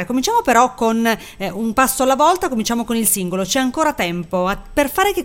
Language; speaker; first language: Italian; native; Italian